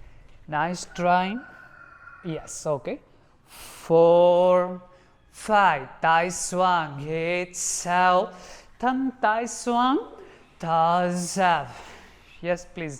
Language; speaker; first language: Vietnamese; non-native, learner; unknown